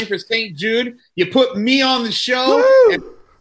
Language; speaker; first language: English; native; English